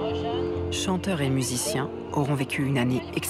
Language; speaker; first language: French; native; French